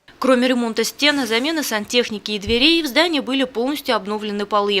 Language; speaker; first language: Russian; native; Russian